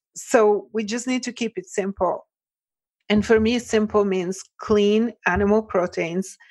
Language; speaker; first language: English; early bilingual, other home language; Italian